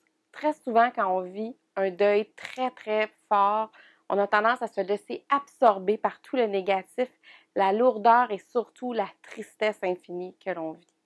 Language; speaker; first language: French; native; French